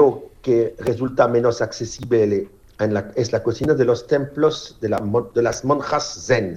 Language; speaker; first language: Spanish; non-native, fluent; French